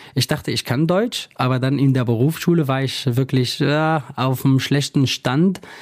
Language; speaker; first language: German; non-native, fluent; Kurdish